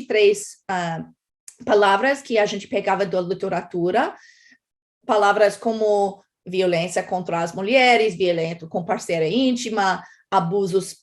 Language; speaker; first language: Portuguese; non-native, fluent; English